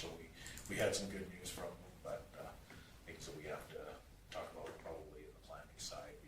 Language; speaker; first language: English; native; English